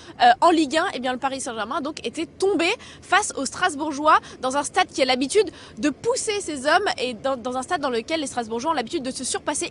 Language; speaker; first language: French; native; French